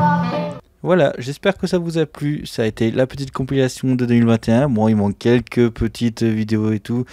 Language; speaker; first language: French; native; French